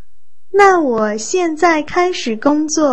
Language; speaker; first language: Chinese; non-native, fluent; Vietnamese